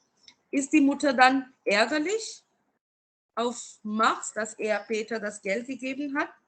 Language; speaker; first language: German; non-native, fluent; Marathi